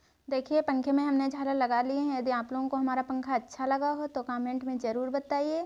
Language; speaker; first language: Hindi; native; Hindi